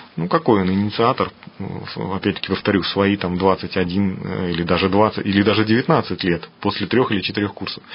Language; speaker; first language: Russian; native; Russian